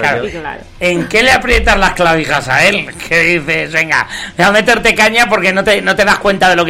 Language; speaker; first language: Spanish; native; Spanish